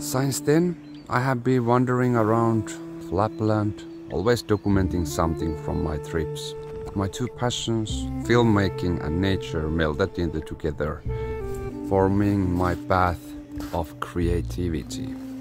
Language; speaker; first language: English; non-native, fluent; Finnish